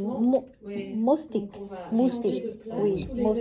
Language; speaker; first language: French; non-native, learner; Vietnamese